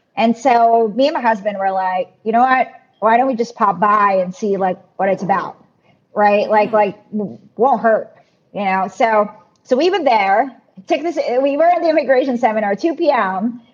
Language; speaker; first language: English; non-native, local second language; Filipino